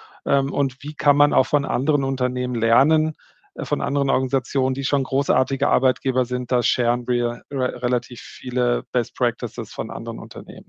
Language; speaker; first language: German; native; German